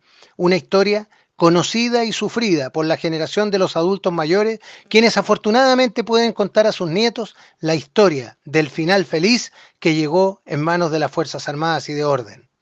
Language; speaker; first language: Spanish; native; Spanish